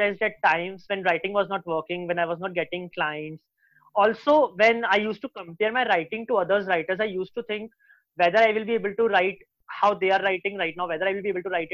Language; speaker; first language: English; non-native, local second language; Hindi